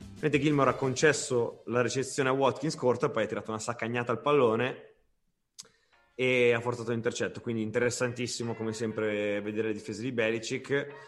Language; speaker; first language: Italian; native; Italian